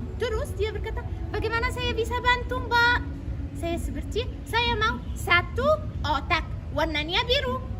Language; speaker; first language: Indonesian; non-native, fluent; Arabic